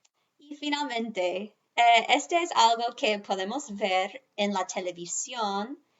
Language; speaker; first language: Spanish; non-native, fluent; English